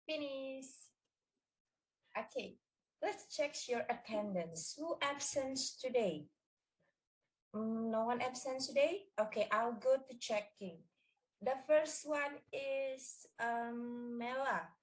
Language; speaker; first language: English; non-native, learner; Indonesian